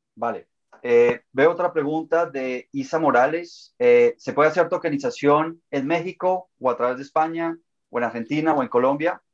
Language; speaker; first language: Spanish; native; Spanish